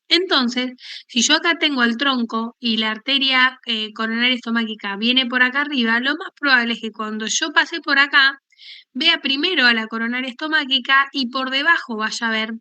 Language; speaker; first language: Spanish; native; Spanish